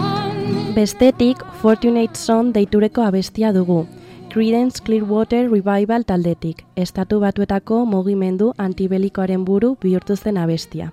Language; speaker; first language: Basque; native; Basque